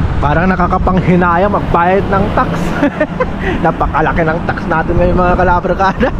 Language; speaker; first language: Filipino; native; Filipino